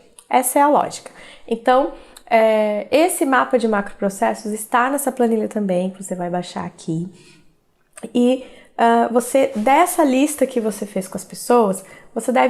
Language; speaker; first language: Portuguese; native; Portuguese